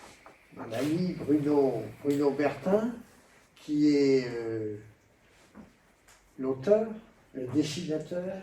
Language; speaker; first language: French; native; French